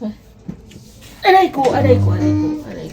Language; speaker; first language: Filipino; non-native, learner; Korean